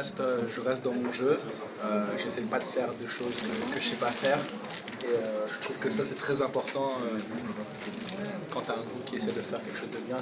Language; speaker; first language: French; early bilingual, heritage; French